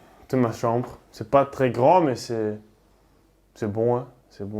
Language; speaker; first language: French; non-native, learner; Dutch